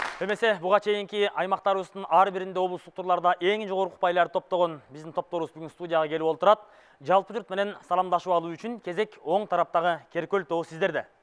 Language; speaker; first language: Kyrgyz; native; Kyrgyz